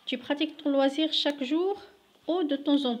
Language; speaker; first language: French; non-native, local second language; Arabic